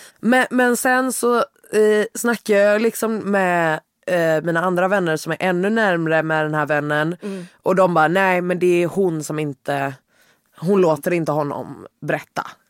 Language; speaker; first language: Swedish; native; Swedish